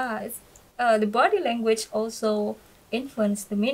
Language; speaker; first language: English; non-native, fluent; Indonesian